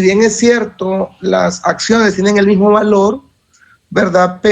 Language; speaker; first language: Spanish; native; Spanish